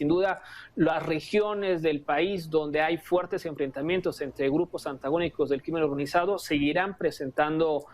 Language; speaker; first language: Spanish; native; Spanish